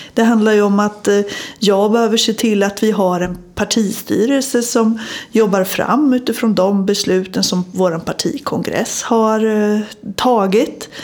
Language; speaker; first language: Swedish; native; Swedish